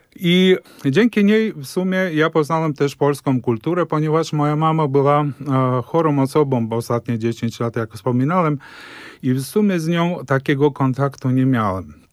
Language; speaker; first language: Polish; early bilingual, heritage; Polish